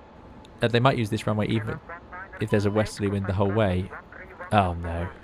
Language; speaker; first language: English; native; English